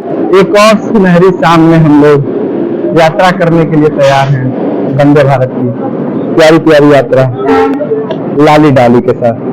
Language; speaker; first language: Hindi; native; Hindi